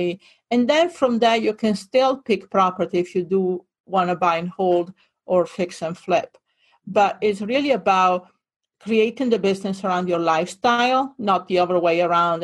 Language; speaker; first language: English; non-native, fluent; Italian